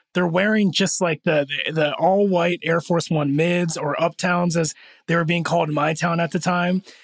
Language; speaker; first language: English; early bilingual, other home language; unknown